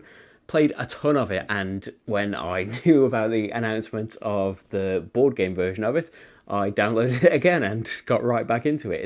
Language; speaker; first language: English; native; English